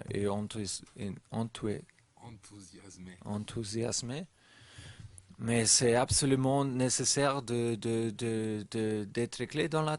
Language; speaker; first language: French; non-native, learner; German